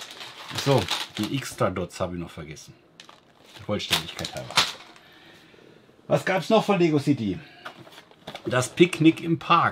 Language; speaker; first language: German; native; German